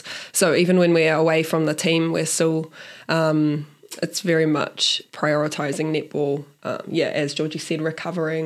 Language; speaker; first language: English; native; English